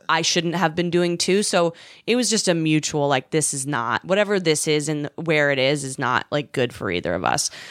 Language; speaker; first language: English; native; English